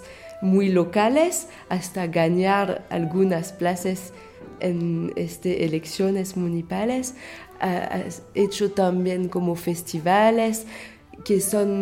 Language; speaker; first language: Spanish; non-native, fluent; French